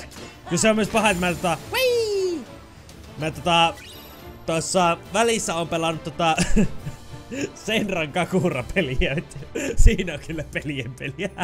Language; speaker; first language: Finnish; native; Finnish